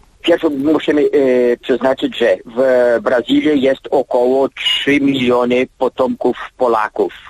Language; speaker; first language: Polish; early bilingual, heritage; Polish